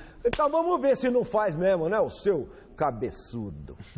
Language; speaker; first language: Portuguese; native; Portuguese